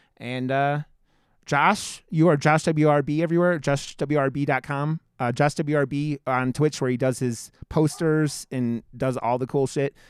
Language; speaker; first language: English; native; English